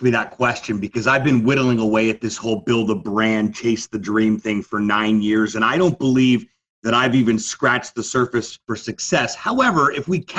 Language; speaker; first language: English; native; English